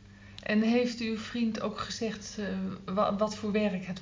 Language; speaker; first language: Dutch; native; Dutch